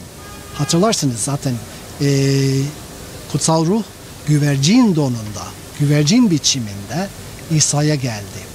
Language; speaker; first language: Turkish; non-native, fluent; English